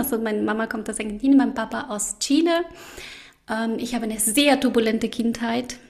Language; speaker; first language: German; non-native, fluent; Spanish